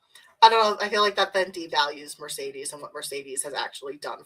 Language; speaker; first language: English; native; English